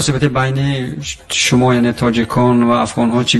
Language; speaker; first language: Persian; native; Persian